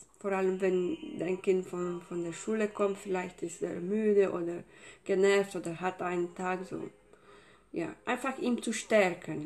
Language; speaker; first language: German; non-native, fluent; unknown